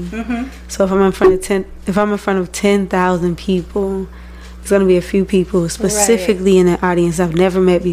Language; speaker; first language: English; native; English